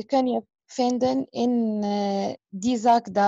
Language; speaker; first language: Dutch; non-native, learner; Arabic